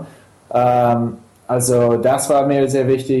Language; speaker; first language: German; non-native, fluent; English